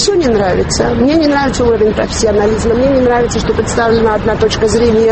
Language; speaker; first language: Russian; native; Russian